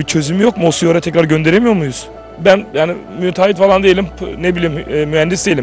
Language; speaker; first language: Turkish; native; Turkish